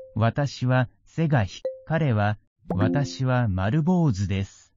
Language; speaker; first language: Japanese; non-native, learner; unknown